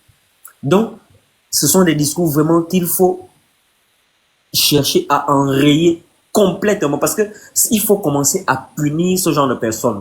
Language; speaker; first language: French; non-native, local second language; Fang